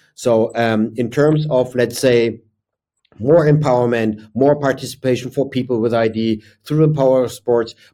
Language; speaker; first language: English; non-native, fluent; German